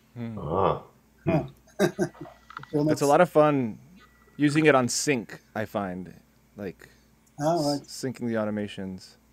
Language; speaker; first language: English; early bilingual, other home language; Spanish